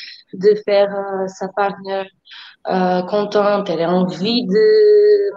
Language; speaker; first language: French; non-native, fluent; Portuguese